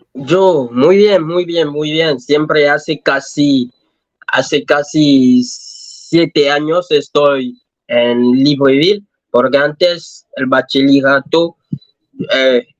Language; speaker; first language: Spanish; non-native, learner; French